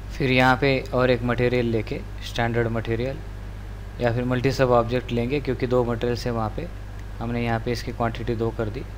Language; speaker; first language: Hindi; non-native, local second language; Marathi